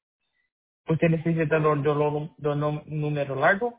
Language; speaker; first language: Spanish; non-native, learner; Portuguese